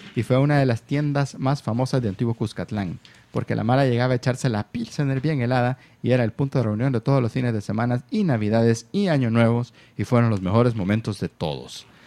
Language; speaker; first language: Spanish; native; Spanish